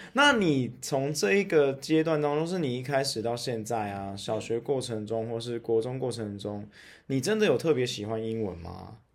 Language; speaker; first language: Chinese; native; Chinese